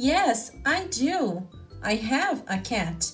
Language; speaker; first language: English; non-native, fluent; Portuguese